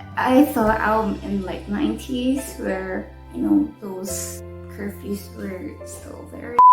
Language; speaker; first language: English; non-native, fluent; Korean